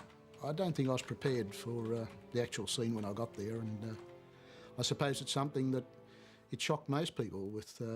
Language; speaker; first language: English; native; English